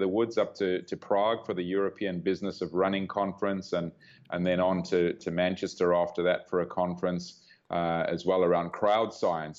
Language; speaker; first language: English; native; English